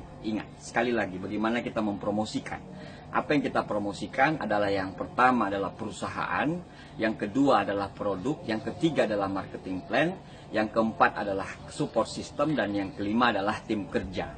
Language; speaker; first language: Indonesian; native; Indonesian